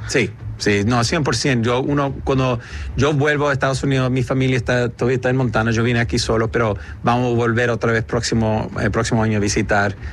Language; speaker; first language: Spanish; early bilingual, heritage; Spanish